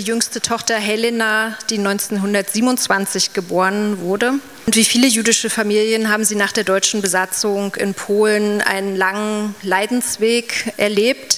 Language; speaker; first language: German; native; German